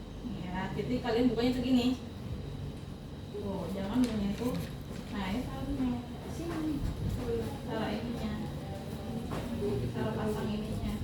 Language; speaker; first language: Indonesian; native; Indonesian